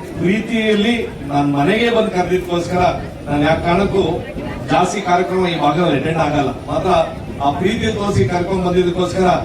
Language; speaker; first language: Kannada; native; Kannada